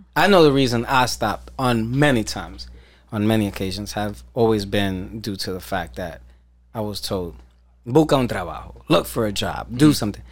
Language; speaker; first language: English; early bilingual, other home language; Spanish